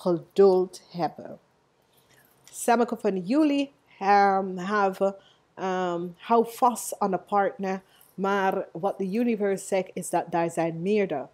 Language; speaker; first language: Dutch; non-native, learner; English